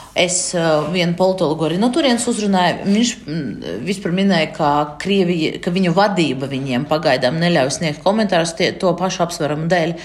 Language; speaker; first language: Latvian; non-native, local second language; Russian